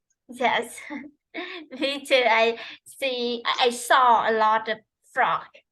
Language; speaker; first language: English; non-native, fluent; Vietnamese